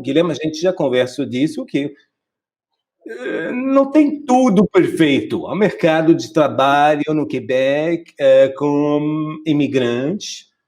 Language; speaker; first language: Portuguese; non-native, fluent; French